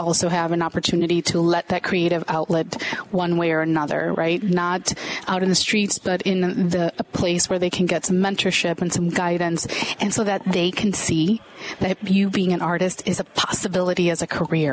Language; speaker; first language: English; native; English